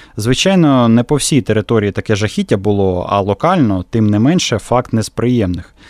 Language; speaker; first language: Ukrainian; native; Ukrainian